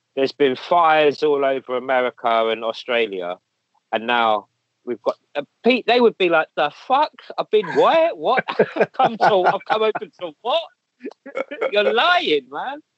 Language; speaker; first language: English; native; English